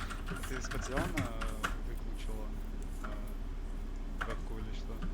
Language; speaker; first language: Russian; non-native, learner; English